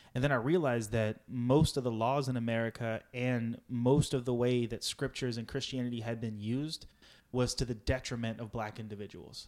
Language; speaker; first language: English; native; English